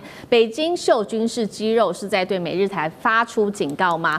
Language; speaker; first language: Chinese; native; Chinese